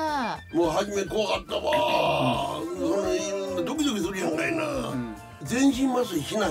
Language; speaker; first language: Japanese; native; Japanese